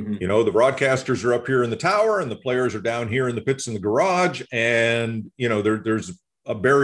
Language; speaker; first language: English; native; English